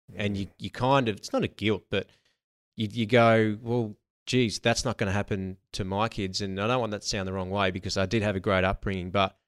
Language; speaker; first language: English; native; English